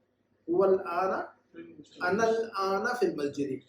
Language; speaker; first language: Arabic; non-native, fluent; Urdu